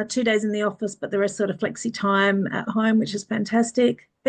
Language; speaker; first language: English; early bilingual, other home language; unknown